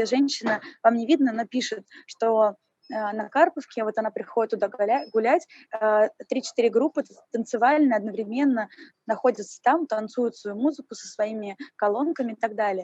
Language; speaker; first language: Russian; native; Russian